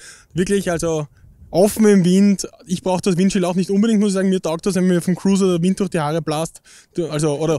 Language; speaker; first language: German; native; German